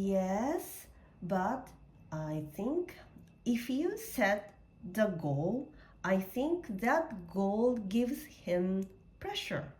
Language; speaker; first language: English; non-native, learner; Japanese